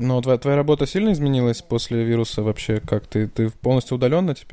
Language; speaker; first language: Russian; native; Russian